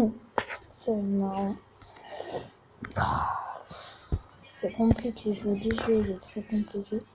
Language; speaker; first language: French; native; French